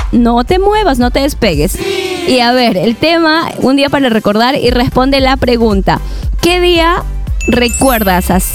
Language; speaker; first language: Spanish; native; Spanish